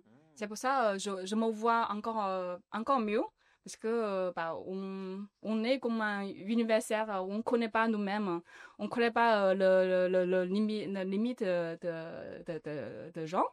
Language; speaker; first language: French; non-native, learner; Chinese